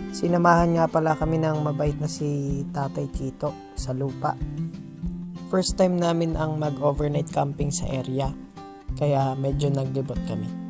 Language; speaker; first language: Filipino; native; Filipino